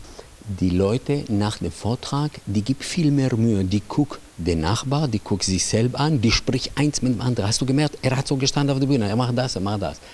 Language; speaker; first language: German; non-native, fluent; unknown